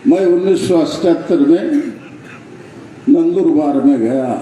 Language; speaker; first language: Hindi; non-native, local second language; Marathi